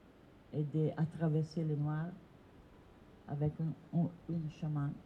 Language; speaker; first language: French; non-native, learner; Italian